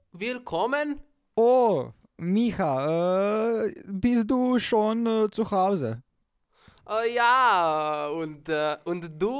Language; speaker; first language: German; non-native, learner; Slovenian